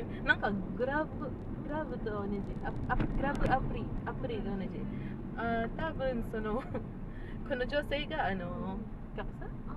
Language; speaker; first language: Japanese; non-native, learner; Filipino